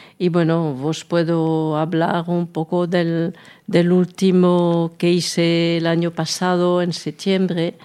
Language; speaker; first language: Spanish; non-native, fluent; French